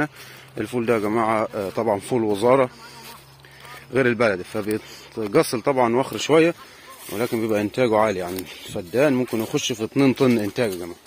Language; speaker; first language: Arabic; native; Arabic